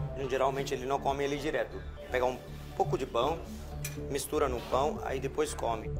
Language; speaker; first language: Portuguese; non-native, fluent; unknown